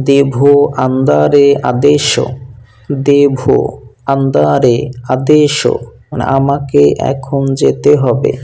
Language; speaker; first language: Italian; non-native, learner; Bangla